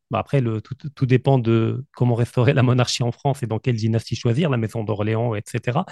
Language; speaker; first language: French; non-native, local second language; Arabic